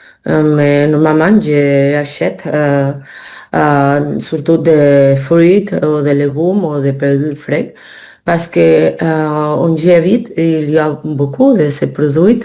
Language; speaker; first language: French; non-native, learner; Spanish